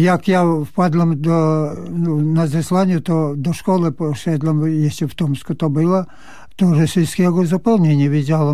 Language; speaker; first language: Polish; early bilingual, heritage; Polish